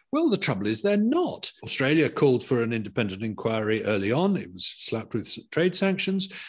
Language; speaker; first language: English; native; English